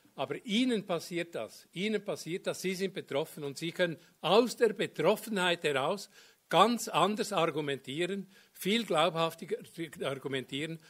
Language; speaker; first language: German; native; German